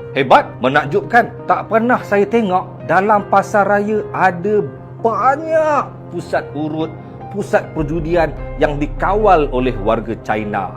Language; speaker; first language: Malay; native; Malay